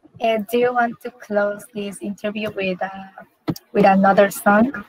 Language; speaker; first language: English; non-native, learner; Spanish